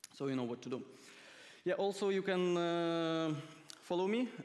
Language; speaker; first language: English; non-native, fluent; Russian